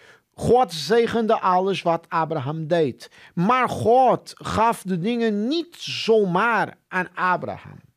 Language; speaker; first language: Dutch; non-native, fluent; Portuguese